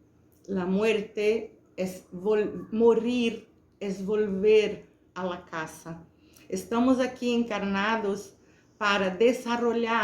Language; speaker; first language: Spanish; non-native, fluent; Portuguese